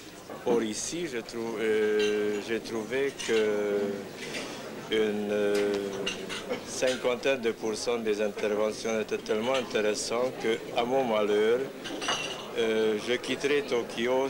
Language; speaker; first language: French; non-native, fluent; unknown